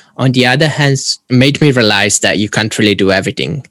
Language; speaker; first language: English; non-native, fluent; Italian